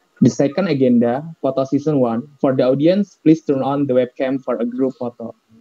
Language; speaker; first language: English; non-native, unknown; Indonesian